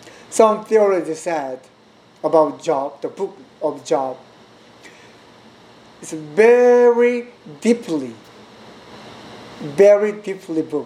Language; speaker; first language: English; non-native, learner; Korean